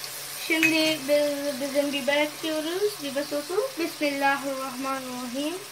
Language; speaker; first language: Turkish; non-native, learner; Urdu